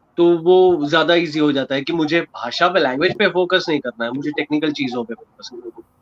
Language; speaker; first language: Hindi; non-native, local second language; Gujarati